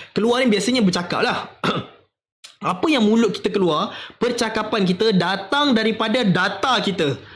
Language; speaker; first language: Malay; native; Malay